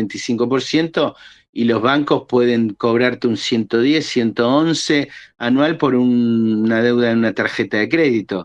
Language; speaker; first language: Spanish; native; Spanish